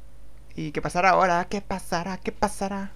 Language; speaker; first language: Spanish; native; Spanish